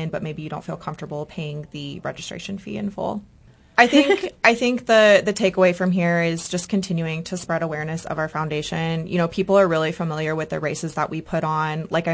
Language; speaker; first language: English; native; English